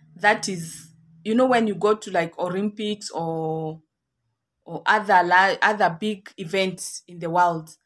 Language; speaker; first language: English; non-native, local second language; Kikuyu